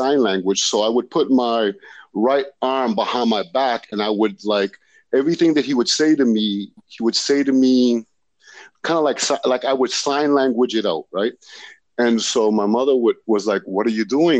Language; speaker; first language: English; native; English